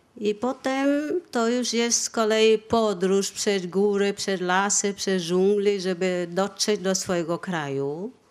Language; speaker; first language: Polish; non-native, fluent; Vietnamese